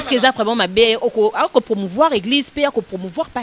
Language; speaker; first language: French; non-native, local second language; Lingala